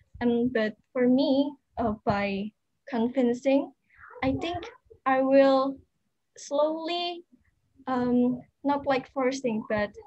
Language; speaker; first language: English; non-native, fluent; Indonesian